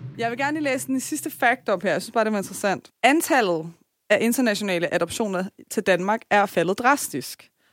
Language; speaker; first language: Danish; early bilingual, other home language; Persian